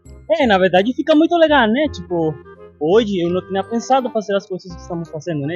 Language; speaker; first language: Portuguese; non-native, learner; Spanish